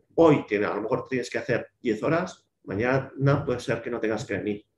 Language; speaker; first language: Spanish; native; Spanish